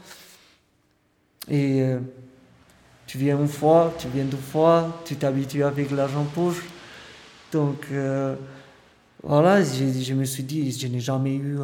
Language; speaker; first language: French; non-native, fluent; Romanian